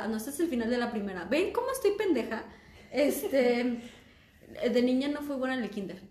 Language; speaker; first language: Spanish; native; Spanish